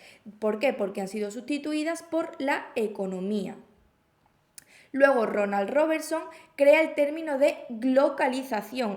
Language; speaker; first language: Spanish; native; Spanish